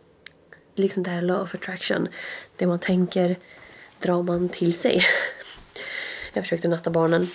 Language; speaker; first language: Swedish; native; Swedish